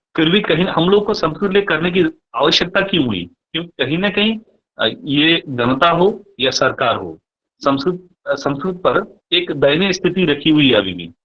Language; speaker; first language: Hindi; non-native, local second language; Nepali